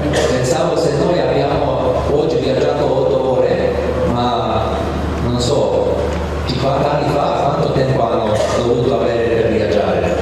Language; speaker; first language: Italian; non-native, fluent; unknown